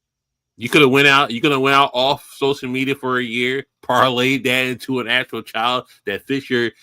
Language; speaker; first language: English; native; English